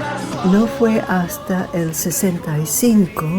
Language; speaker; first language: Spanish; non-native, fluent; English